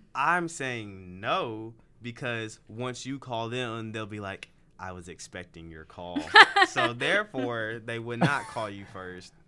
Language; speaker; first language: English; native; English